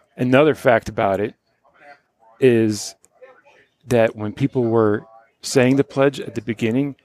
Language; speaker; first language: English; early bilingual, other home language; Polish